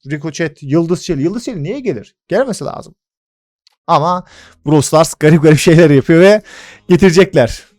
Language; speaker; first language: Turkish; native; Turkish